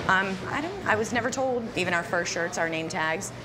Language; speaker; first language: English; native; English